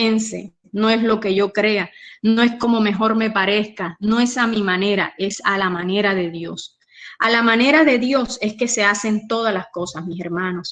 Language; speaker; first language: Spanish; native; Spanish